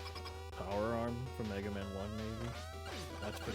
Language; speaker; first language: English; native; English